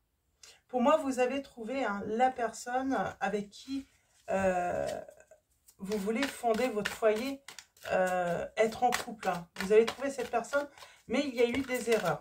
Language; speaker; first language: French; native; French